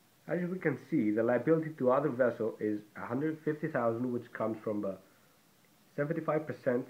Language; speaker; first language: English; non-native, fluent; Greek